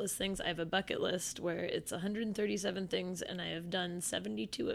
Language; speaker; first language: English; native; English